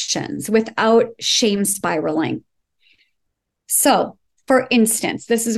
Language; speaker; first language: English; native; English